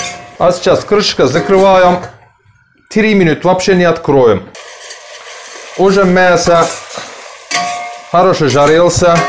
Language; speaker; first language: Russian; non-native, learner; Turkish